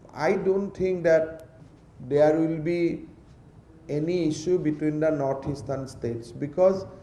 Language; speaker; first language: English; non-native, local second language; Assamese